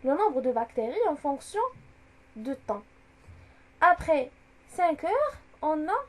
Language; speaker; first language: French; non-native, local second language; Arabic